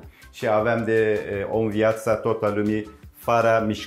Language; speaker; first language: Romanian; non-native, learner; Turkish